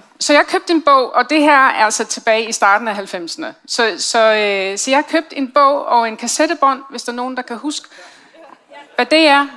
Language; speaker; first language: Danish; non-native, fluent; English